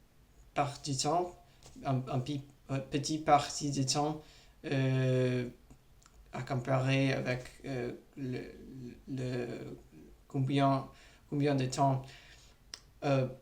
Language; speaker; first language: French; non-native, learner; English